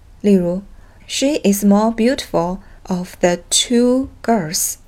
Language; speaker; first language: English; non-native, fluent; Chinese